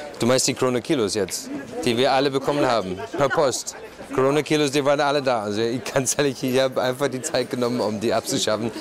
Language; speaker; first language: German; non-native, fluent; English